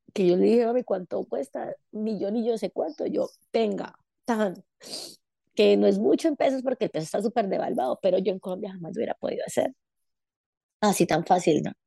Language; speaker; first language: Spanish; native; Spanish